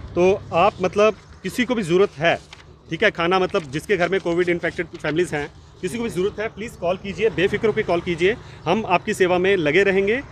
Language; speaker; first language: Hindi; non-native, local second language; Punjabi